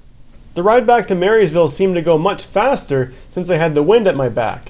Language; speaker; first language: English; native; English